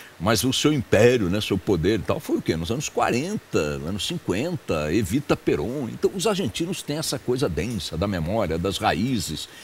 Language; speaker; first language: Portuguese; early bilingual, other home language; Spanish